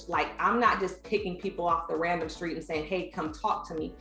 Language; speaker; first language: English; native; English